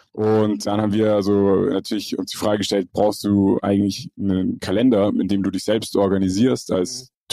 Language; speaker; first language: German; native; German